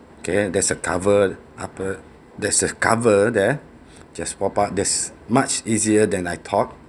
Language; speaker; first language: English; non-native, local second language; Malay